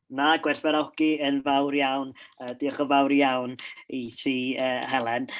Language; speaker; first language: Welsh; non-native, local second language; English